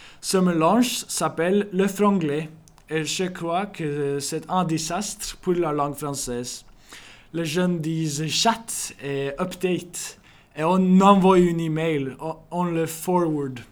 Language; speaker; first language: French; non-native, learner; Norwegian